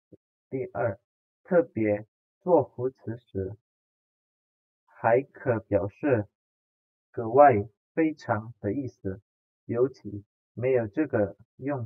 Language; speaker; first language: Chinese; non-native, fluent; Indonesian